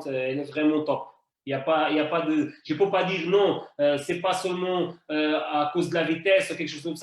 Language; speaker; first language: French; non-native, fluent; Portuguese